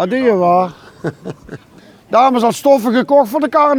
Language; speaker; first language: Dutch; native; Dutch